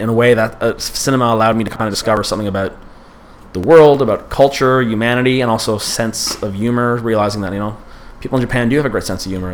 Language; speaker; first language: English; native; English